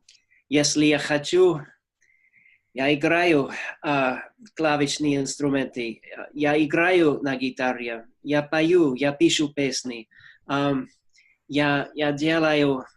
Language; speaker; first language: Russian; non-native, learner; English